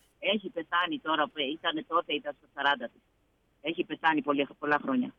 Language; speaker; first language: Greek; early bilingual, heritage; Greek